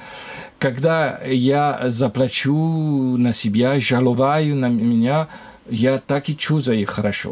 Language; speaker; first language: Russian; non-native, learner; French